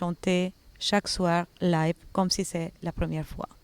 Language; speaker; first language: French; non-native, fluent; Albanian